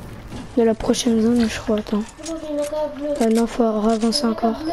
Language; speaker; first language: French; native; French